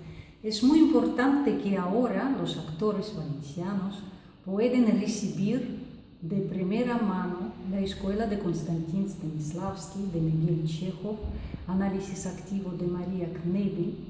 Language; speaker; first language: Spanish; non-native, fluent; Russian